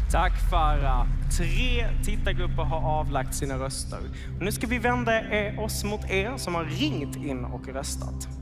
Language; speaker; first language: Swedish; native; Swedish